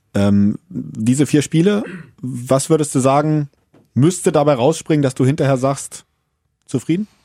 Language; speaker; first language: German; native; German